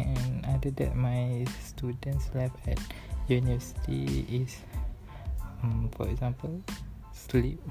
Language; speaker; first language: English; non-native, learner; Malay